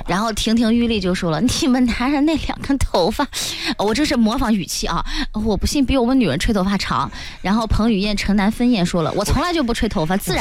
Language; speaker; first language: Chinese; native; Chinese